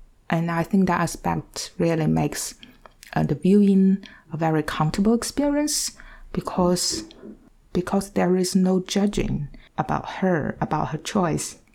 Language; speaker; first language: English; non-native, fluent; Chinese